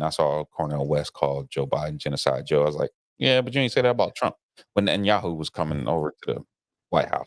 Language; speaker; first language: English; native; English